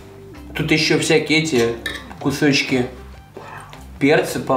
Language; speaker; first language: Russian; native; Russian